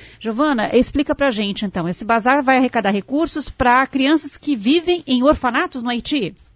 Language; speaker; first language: Portuguese; native; Portuguese